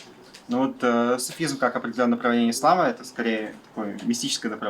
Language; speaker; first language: Russian; native; Russian